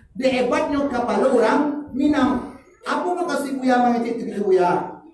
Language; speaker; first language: Indonesian; non-native, local second language; Minangkabau